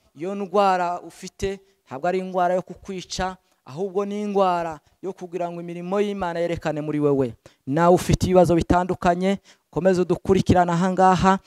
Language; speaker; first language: Kinyarwanda; native; Kinyarwanda